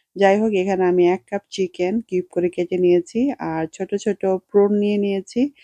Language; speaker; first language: Bangla; native; Bangla